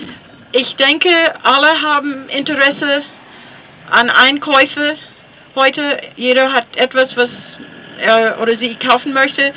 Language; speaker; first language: German; non-native, fluent; English